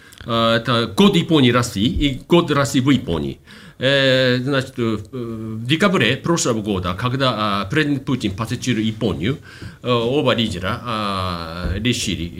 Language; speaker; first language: Russian; non-native, fluent; Japanese